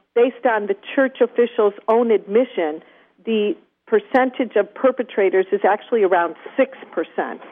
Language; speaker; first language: English; native; English